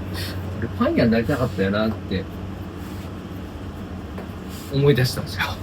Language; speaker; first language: Japanese; native; Japanese